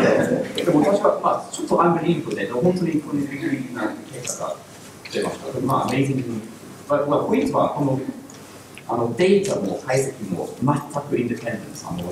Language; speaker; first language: Japanese; non-native, learner; English